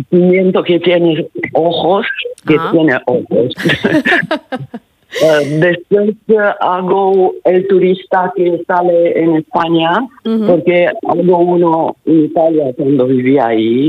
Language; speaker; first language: Spanish; non-native, learner; Italian